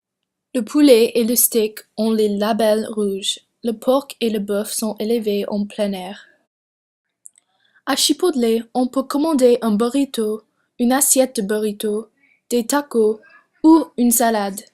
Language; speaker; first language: French; non-native, learner; English